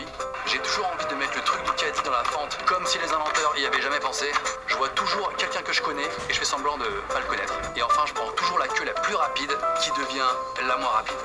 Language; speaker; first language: French; native; French